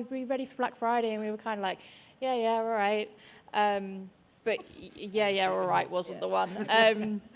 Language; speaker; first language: English; native; English